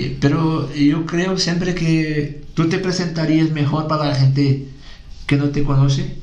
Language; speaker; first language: Spanish; non-native, fluent; Portuguese